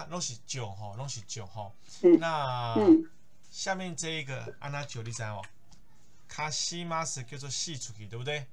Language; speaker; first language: Chinese; native; Chinese